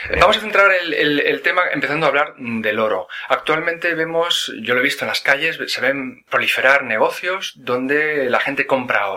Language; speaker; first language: Spanish; native; Spanish